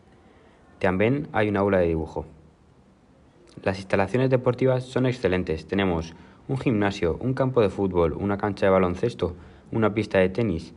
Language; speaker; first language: Spanish; non-native, learner; English